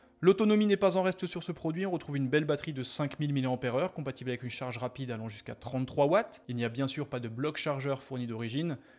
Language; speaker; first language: French; native; French